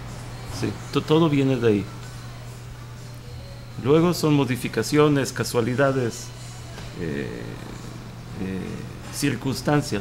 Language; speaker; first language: Spanish; early bilingual, heritage; Hebrew